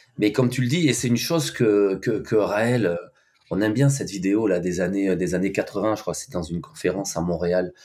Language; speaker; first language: French; native; French